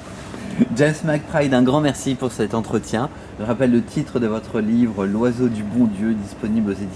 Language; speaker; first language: French; native; French